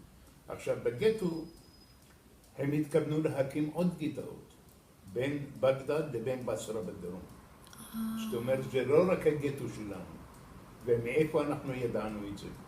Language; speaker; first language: Hebrew; non-native, fluent; Arabic